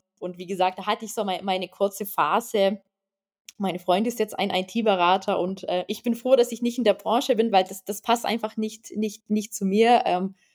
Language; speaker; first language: German; non-native, fluent; Lithuanian